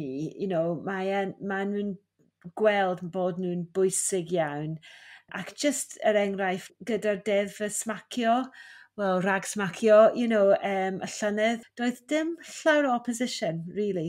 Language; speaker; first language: Welsh; non-native, fluent; English